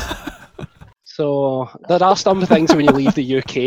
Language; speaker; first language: English; native; English